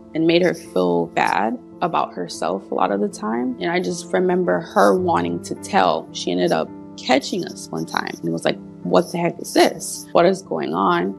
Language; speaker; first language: English; native; English